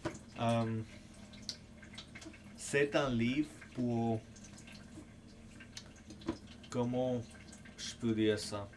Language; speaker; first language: French; non-native, fluent; English